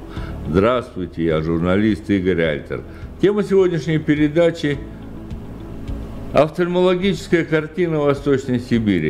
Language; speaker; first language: Russian; native; Russian